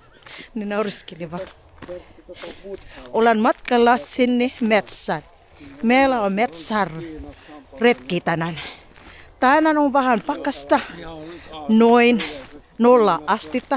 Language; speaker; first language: Finnish; non-native, learner; Filipino